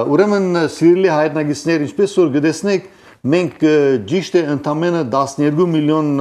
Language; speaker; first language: Armenian; early bilingual, heritage; Armenian